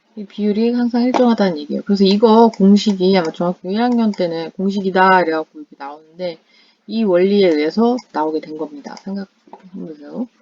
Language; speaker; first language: Korean; non-native, fluent; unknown